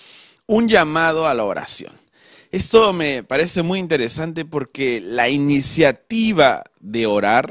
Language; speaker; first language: Spanish; native; Spanish